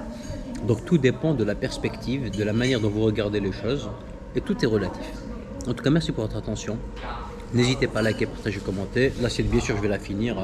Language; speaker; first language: French; native; French